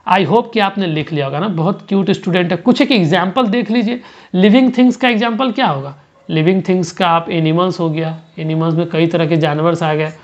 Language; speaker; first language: Hindi; native; Hindi